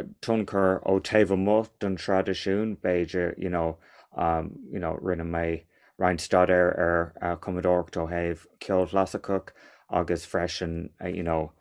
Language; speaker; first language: Irish; non-native, local second language; English